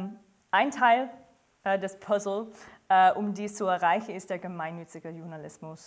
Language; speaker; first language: German; non-native, fluent; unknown